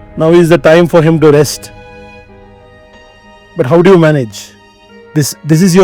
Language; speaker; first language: English; non-native, local second language; Kannada